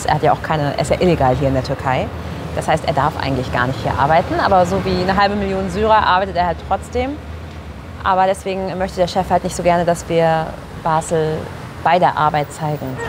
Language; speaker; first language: German; native; German